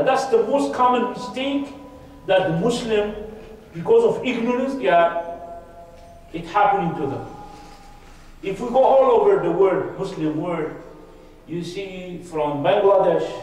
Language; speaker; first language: English; non-native, fluent; Arabic